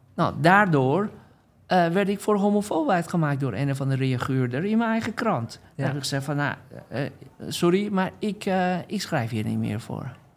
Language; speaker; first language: Dutch; non-native, fluent; Persian